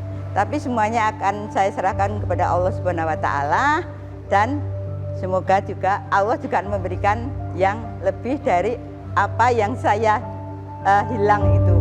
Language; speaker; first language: Indonesian; non-native, local second language; Javanese